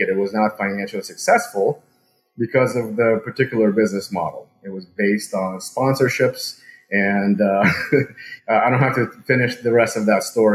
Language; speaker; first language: English; early bilingual, other home language; Russian